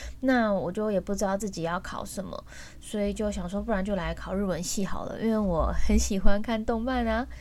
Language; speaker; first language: Chinese; native; Chinese